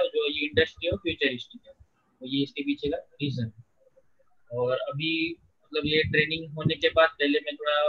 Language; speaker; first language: Hindi; non-native, local second language; Gujarati